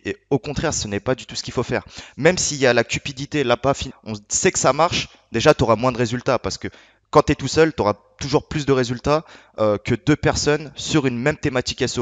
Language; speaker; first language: French; native; French